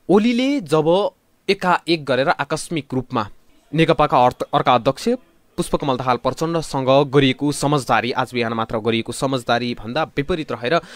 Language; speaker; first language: Nepali; native; Nepali